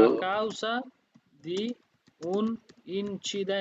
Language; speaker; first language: Italian; non-native, fluent; Bangla